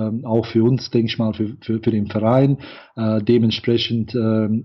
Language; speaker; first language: German; non-native, fluent; Bosnian